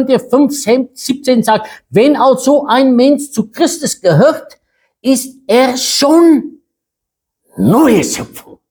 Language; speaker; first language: German; non-native, fluent; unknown